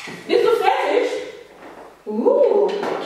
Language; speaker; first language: German; non-native, learner; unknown